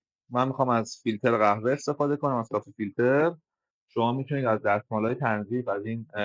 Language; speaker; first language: Persian; native; Persian